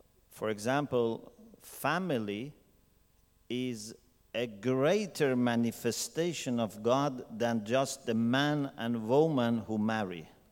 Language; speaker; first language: English; non-native, fluent; Persian